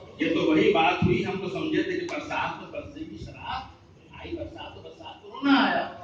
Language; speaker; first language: Urdu; native; Urdu